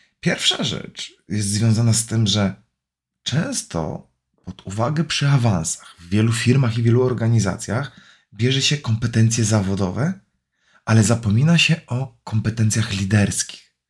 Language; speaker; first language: Polish; native; Polish